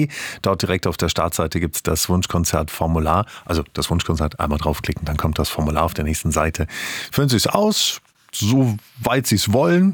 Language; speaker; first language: German; native; German